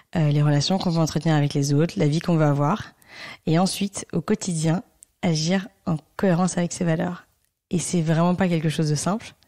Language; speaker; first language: French; native; French